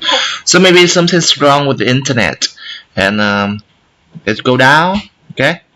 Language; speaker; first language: English; non-native, learner; Vietnamese